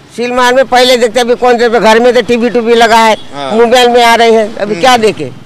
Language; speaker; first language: Hindi; non-native, local second language; Marathi